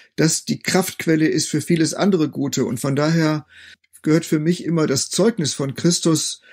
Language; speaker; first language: German; native; German